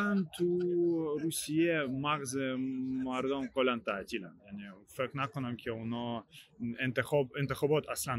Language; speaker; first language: Persian; non-native, learner; Ukrainian